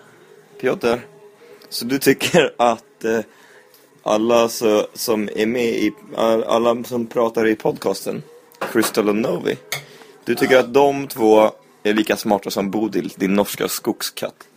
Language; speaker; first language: Swedish; native; Swedish